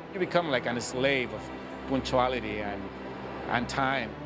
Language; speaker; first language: English; non-native, fluent; Spanish